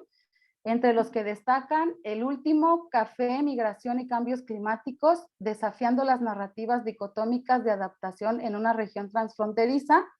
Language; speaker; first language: Spanish; native; Spanish